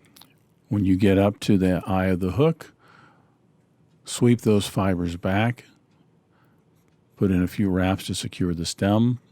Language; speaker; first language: English; native; English